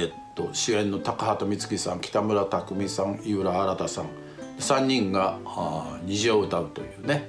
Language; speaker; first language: Japanese; native; Japanese